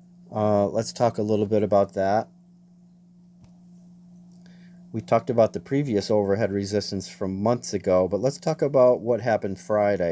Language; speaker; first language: English; native; English